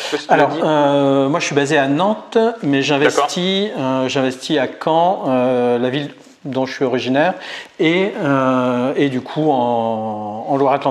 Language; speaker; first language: French; native; French